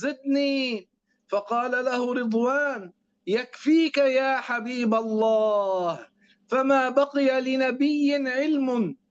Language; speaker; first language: Arabic; native; Arabic